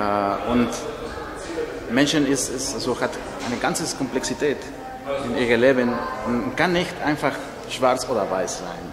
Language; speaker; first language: German; non-native, learner; Spanish